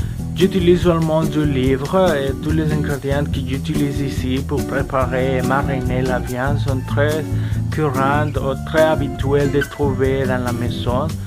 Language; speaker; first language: French; non-native, learner; Spanish